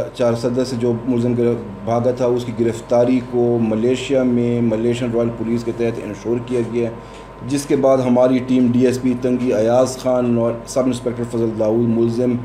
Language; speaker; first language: Urdu; non-native, local second language; Pashto